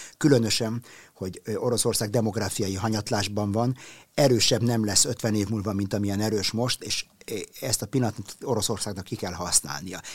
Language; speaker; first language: Hungarian; native; Hungarian